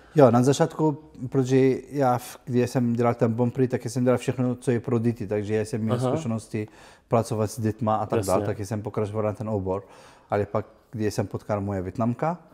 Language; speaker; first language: Czech; non-native, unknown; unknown